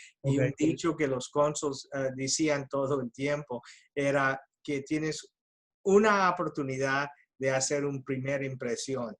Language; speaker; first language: Spanish; early bilingual, heritage; Spanish